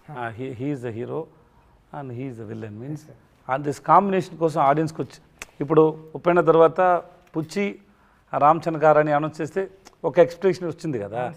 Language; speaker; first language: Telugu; non-native, learner; Tamil